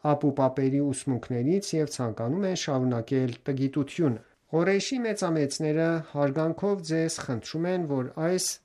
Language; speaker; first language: Armenian; native; Armenian